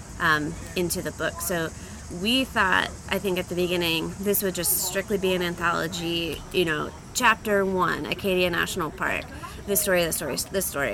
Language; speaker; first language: English; native; English